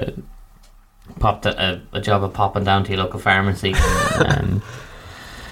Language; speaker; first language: English; native; English